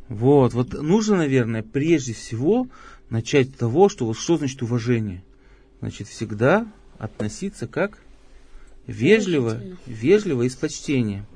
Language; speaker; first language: Russian; native; Russian